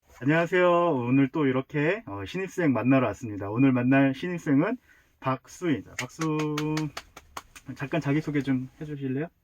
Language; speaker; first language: Korean; native; Korean